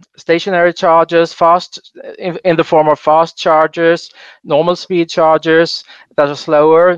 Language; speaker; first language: English; non-native, fluent; Swedish